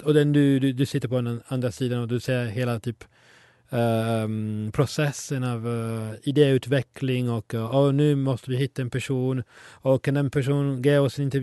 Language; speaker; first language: Swedish; non-native, fluent; Italian